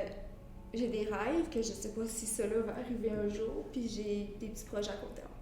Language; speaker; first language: French; native; French